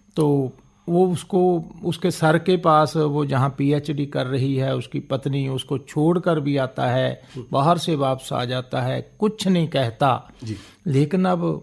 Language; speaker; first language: Hindi; non-native, local second language; Punjabi